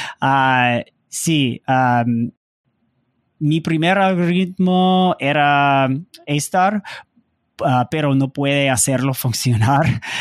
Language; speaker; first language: Spanish; non-native, learner; English